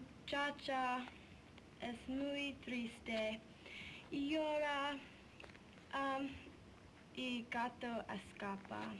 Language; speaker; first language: Spanish; non-native, learner; English